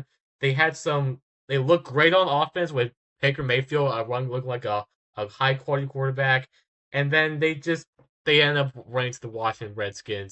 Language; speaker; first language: English; native; English